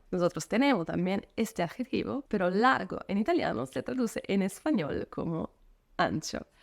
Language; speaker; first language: Spanish; non-native, fluent; Italian